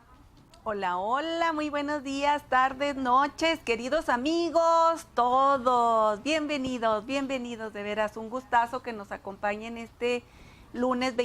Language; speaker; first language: Spanish; native; Spanish